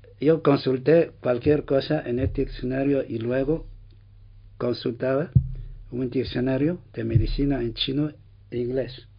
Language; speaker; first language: Spanish; non-native, fluent; Chinese